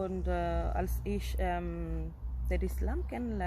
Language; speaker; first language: German; non-native, fluent; Spanish